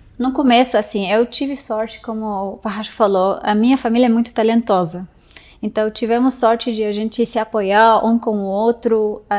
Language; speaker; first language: Portuguese; non-native, fluent; Arabic